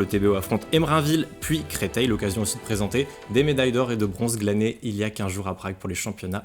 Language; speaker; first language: French; native; French